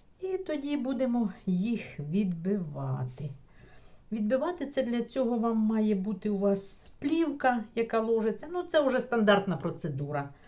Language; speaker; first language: Ukrainian; non-native, local second language; Russian